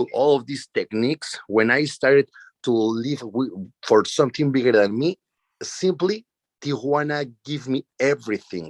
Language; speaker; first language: English; non-native, learner; Spanish